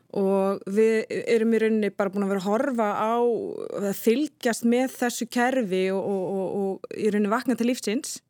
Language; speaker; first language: Icelandic; non-native, fluent; Dutch